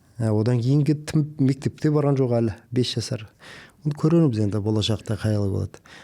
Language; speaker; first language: Kazakh; native; Kazakh